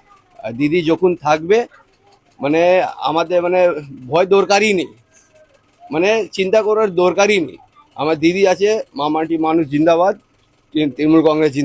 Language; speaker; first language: Bangla; non-native, local second language; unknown